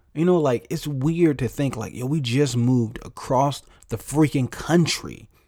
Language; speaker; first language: English; native; English